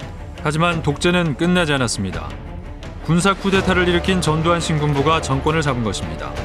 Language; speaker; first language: Korean; native; Korean